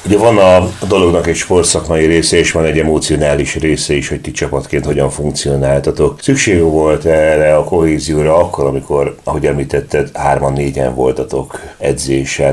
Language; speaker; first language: Hungarian; native; Hungarian